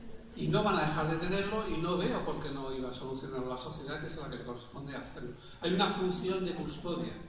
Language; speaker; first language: Spanish; native; Spanish